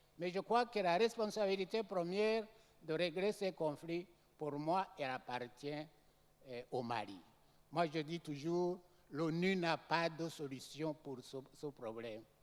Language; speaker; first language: French; non-native, local second language; Rundi